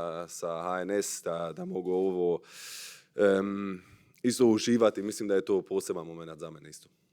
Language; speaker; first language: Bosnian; early bilingual, heritage; Bosnian